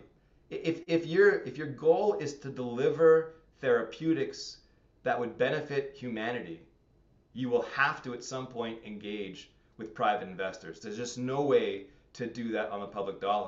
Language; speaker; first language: English; native; English